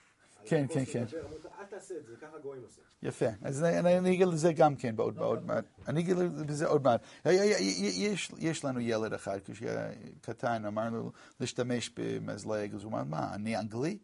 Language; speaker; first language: Hebrew; non-native, fluent; English